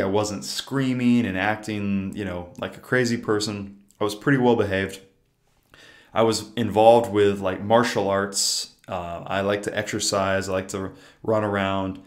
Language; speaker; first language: English; native; English